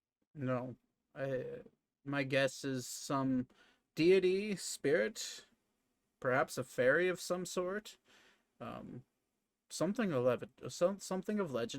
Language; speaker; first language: English; native; English